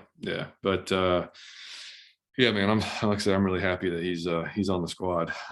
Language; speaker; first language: English; native; English